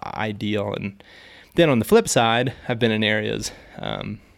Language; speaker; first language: English; native; English